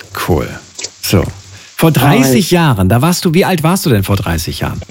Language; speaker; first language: German; native; German